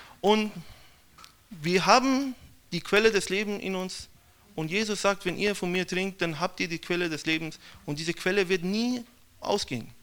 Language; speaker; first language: German; non-native, fluent; Persian